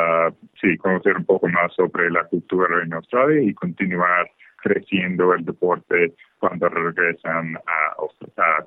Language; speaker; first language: Spanish; non-native, fluent; English